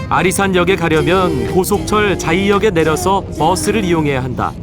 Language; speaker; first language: Korean; native; Korean